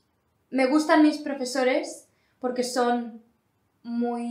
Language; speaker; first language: Spanish; non-native, learner; English